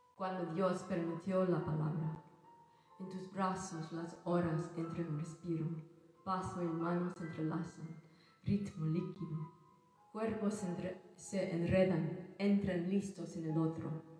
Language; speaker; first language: Spanish; non-native, fluent; English